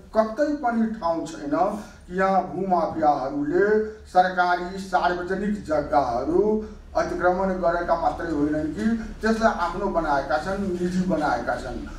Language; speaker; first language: Nepali; non-native, local second language; Maithili